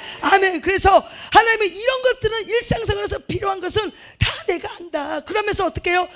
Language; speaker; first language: Korean; native; Korean